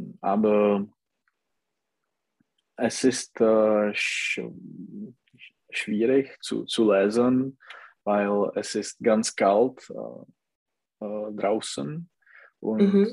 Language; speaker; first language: German; non-native, learner; Czech